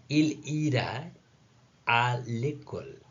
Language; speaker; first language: French; non-native, learner; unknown